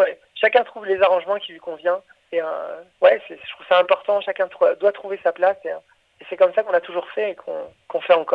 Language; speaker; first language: French; native; French